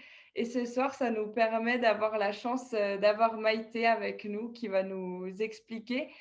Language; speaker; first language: French; native; French